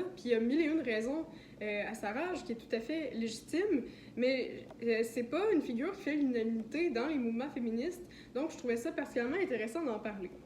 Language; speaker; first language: French; native; French